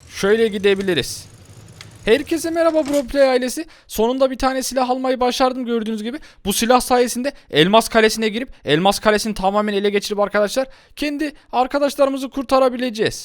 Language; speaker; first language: Turkish; native; Turkish